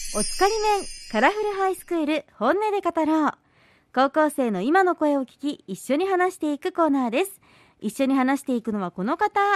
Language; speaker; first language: Japanese; native; Japanese